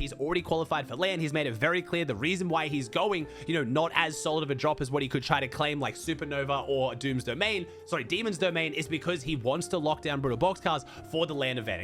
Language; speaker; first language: English; native; English